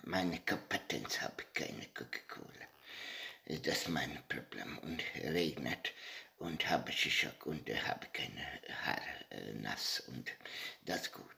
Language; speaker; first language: German; non-native, learner; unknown